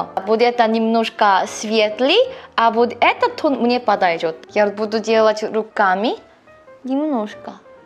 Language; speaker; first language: Russian; non-native, learner; Korean